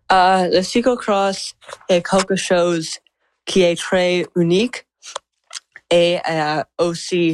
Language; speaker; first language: French; non-native, learner; English